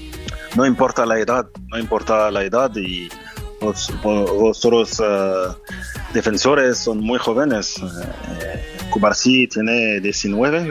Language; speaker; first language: Spanish; non-native, fluent; French